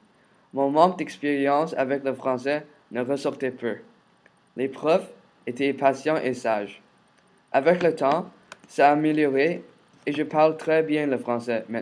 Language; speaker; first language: French; early bilingual, other home language; Chinese